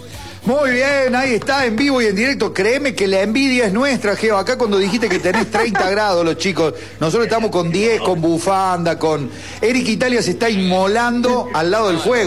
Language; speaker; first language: Spanish; native; Spanish